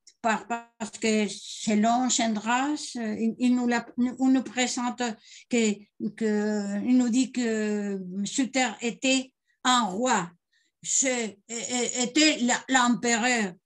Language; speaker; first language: French; non-native, learner; Spanish